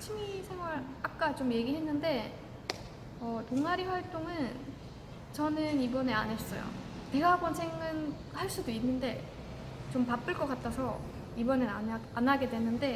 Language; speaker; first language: Korean; non-native, fluent; Estonian